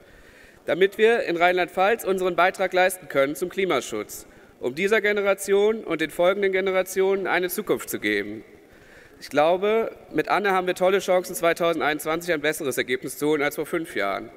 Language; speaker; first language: German; native; German